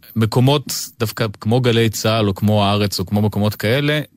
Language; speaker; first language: Hebrew; early bilingual, other home language; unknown